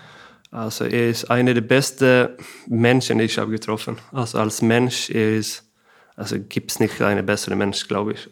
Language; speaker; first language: German; non-native, fluent; Swedish